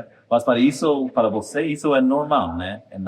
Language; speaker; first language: Portuguese; non-native, fluent; English